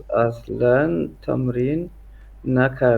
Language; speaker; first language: Persian; non-native, learner; Urdu